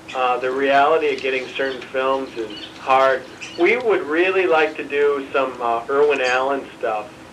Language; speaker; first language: English; native; English